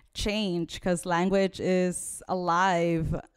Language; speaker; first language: English; early bilingual, other home language; Spanish